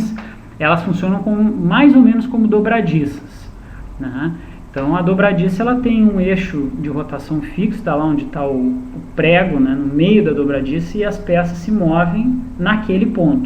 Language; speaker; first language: Portuguese; native; Portuguese